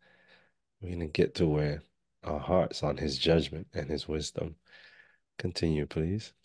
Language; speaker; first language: English; native; English